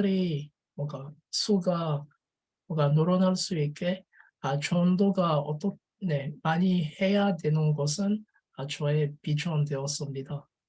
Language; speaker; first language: Korean; non-native, learner; French